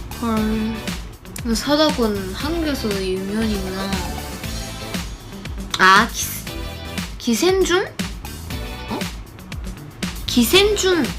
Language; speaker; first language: Korean; non-native, learner; Japanese